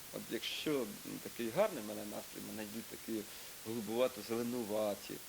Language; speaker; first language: Ukrainian; native; Ukrainian